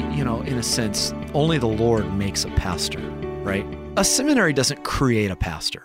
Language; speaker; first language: English; native; English